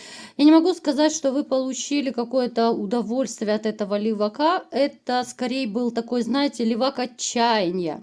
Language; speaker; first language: Russian; native; Russian